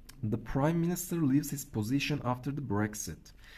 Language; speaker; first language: English; non-native, fluent; Turkish